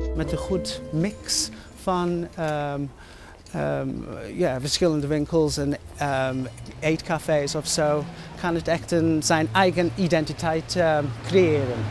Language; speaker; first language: Dutch; non-native, fluent; English